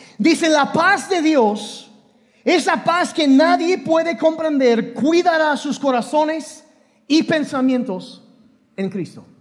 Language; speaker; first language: Spanish; non-native, fluent; English